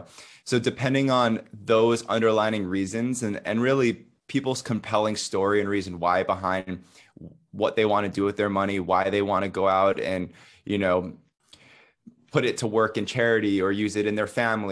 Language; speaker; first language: English; native; English